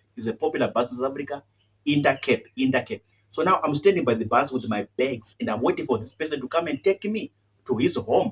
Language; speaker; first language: English; non-native, local second language; Shona